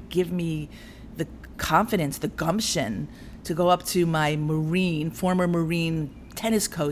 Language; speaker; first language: English; native; English